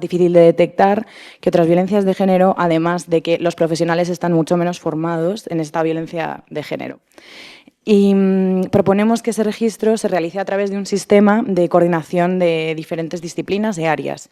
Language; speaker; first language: Spanish; native; Spanish